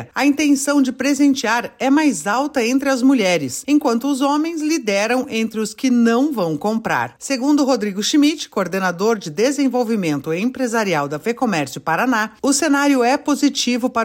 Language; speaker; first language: Portuguese; native; Portuguese